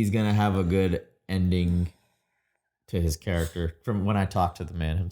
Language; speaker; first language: English; native; English